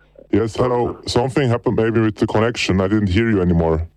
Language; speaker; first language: English; non-native, fluent; German